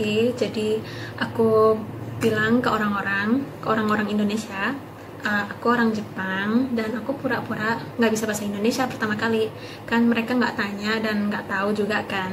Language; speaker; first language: Indonesian; non-native, fluent; Japanese